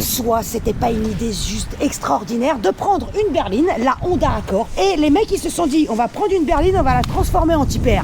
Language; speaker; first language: French; native; French